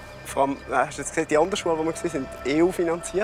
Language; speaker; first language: German; native; German